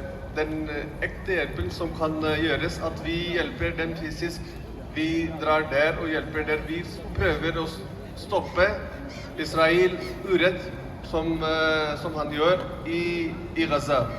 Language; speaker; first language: Norwegian; non-native, fluent; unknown